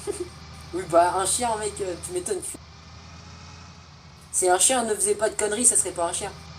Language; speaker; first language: French; native; French